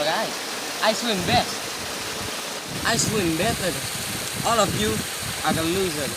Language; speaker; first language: English; non-native, learner; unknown